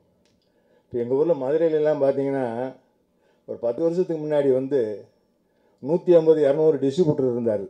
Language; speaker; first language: Tamil; native; Tamil